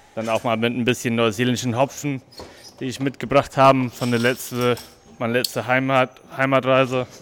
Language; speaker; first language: German; non-native, fluent; English